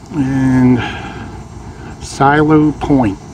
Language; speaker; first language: English; native; English